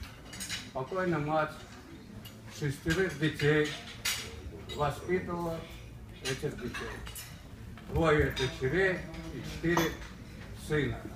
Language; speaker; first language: Russian; non-native, local second language; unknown